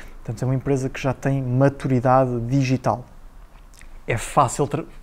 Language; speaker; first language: Portuguese; native; Portuguese